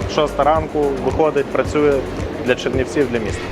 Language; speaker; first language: Ukrainian; native; Ukrainian